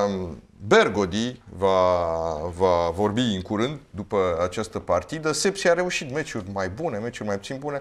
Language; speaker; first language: Romanian; native; Romanian